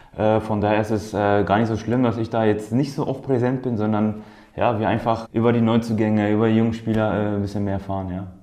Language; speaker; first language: German; early bilingual, other home language; Polish